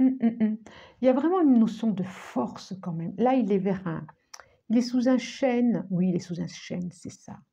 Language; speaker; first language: French; native; French